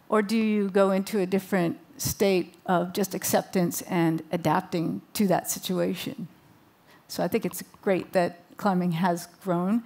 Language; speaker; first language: English; native; English